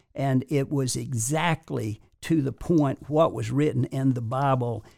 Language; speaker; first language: English; native; English